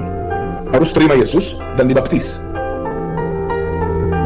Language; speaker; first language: Indonesian; non-native, fluent; Hebrew